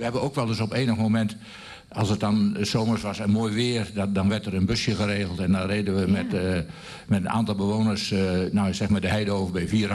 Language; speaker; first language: Dutch; native; Dutch